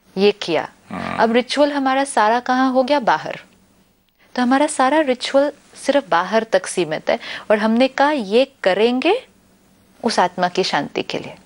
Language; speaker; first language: Hindi; native; Hindi